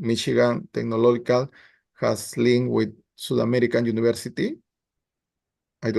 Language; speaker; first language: English; non-native, learner; Spanish